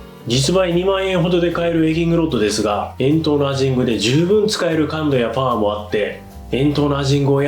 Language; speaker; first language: Japanese; native; Japanese